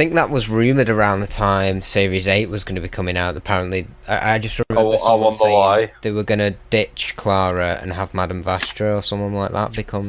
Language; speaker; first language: English; native; English